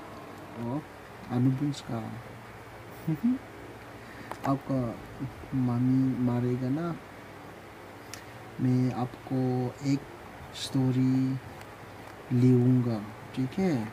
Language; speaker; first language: Hindi; non-native, local second language; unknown